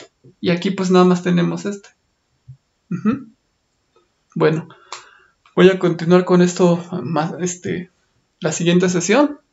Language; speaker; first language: Spanish; native; Spanish